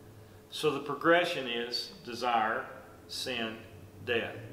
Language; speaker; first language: English; native; English